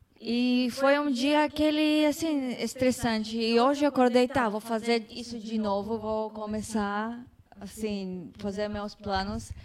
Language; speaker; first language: Portuguese; non-native, fluent; Hebrew